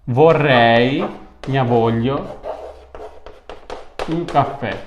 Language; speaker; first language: Italian; non-native, learner; Urdu